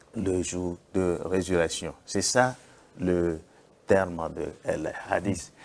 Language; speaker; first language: French; non-native, local second language; Yoruba